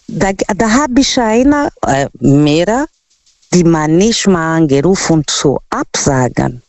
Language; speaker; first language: German; non-native, local second language; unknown